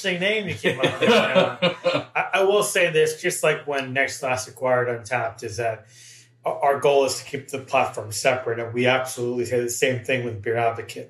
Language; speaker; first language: English; native; English